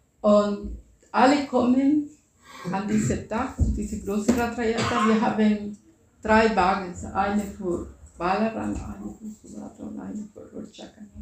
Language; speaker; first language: German; non-native, fluent; Spanish